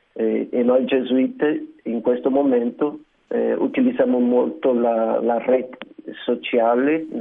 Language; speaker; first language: Italian; non-native, learner; Portuguese